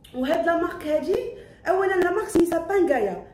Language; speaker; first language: French; non-native, local second language; Arabic